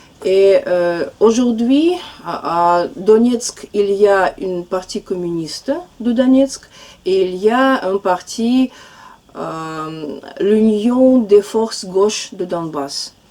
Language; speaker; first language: French; non-native, fluent; Russian